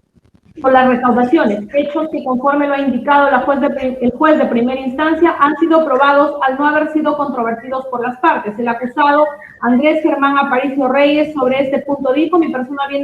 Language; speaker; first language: Spanish; native; Spanish